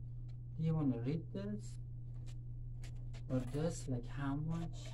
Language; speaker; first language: English; non-native, learner; Persian